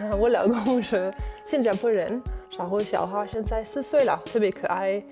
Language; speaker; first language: Chinese; non-native, fluent; French